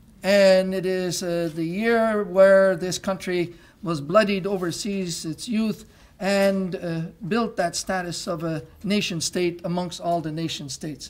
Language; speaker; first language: English; non-native, local second language; French